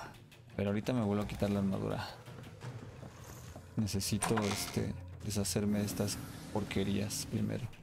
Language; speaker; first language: Spanish; native; Spanish